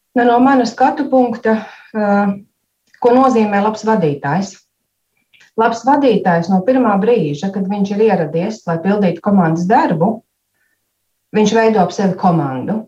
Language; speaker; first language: Latvian; native; Latvian